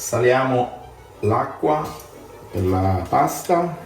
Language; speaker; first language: Italian; native; Italian